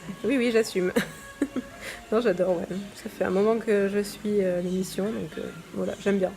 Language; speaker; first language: French; native; French